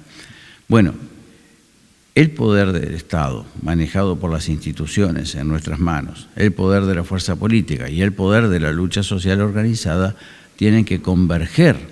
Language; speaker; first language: Spanish; native; Spanish